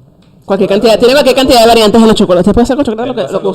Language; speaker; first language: Spanish; native; Spanish